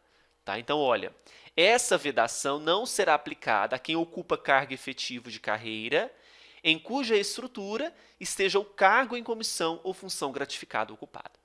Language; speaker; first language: Portuguese; native; Portuguese